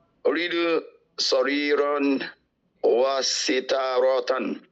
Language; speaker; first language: Arabic; non-native, learner; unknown